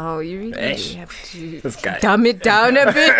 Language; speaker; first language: English; non-native, local second language; Shona